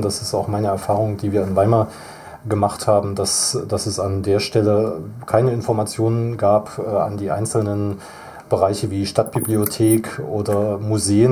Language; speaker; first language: German; native; German